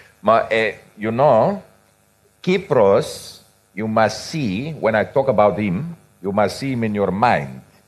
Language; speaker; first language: English; non-native, local second language; Afrikaans